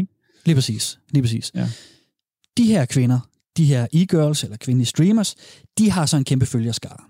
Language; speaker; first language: Danish; native; Danish